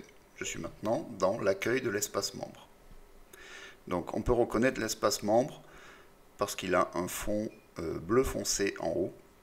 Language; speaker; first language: French; native; French